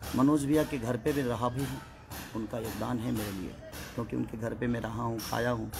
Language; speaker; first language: Hindi; native; Hindi